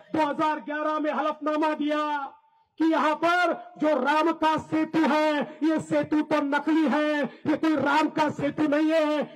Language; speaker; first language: Hindi; non-native, local second language; Marathi